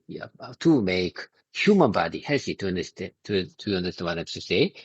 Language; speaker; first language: English; non-native, learner; Korean